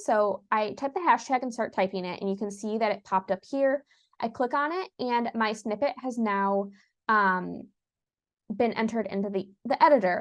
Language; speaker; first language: English; native; English